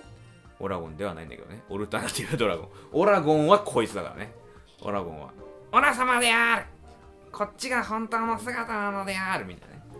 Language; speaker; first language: Japanese; native; Japanese